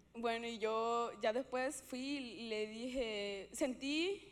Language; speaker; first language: Spanish; native; Spanish